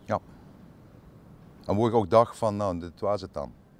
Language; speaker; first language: Dutch; native; Dutch